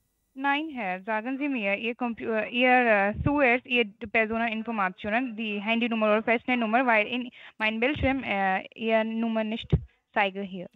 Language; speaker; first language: German; non-native, learner; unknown